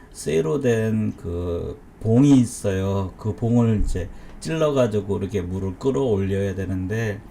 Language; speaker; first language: Korean; native; Korean